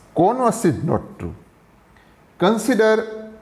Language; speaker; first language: English; non-native, local second language; Gujarati